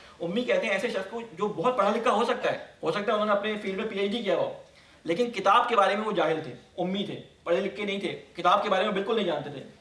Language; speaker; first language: Urdu; native; Urdu